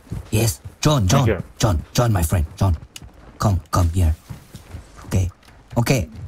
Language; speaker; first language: English; non-native, learner; French